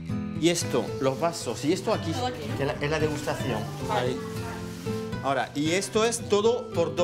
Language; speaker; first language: Spanish; early bilingual, heritage; French